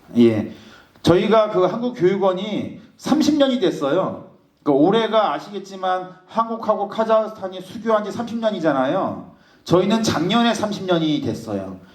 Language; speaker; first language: Korean; native; Korean